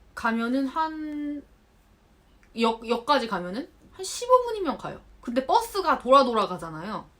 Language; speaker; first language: Korean; native; Korean